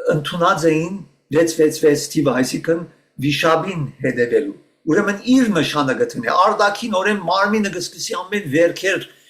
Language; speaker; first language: Armenian; early bilingual, heritage; Armenian